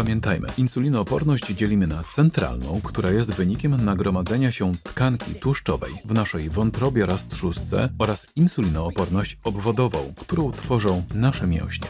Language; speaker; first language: Polish; native; Polish